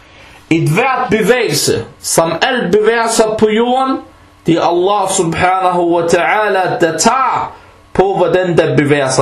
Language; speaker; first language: Danish; non-native, fluent; Arabic